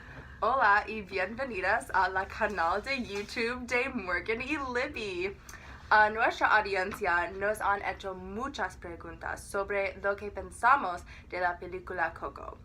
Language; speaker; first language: Spanish; non-native, learner; English